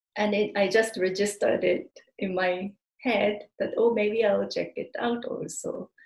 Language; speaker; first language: English; non-native, fluent; Japanese